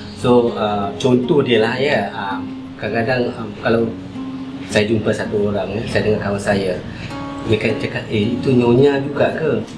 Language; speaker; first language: Malay; native; Malay